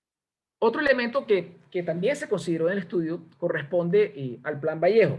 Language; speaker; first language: Spanish; native; Spanish